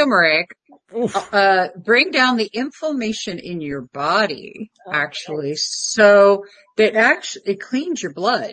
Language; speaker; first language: English; native; English